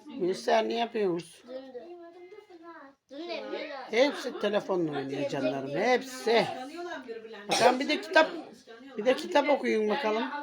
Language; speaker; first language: Turkish; native; Turkish